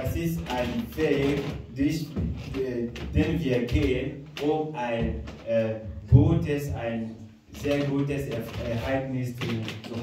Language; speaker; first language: German; non-native, fluent; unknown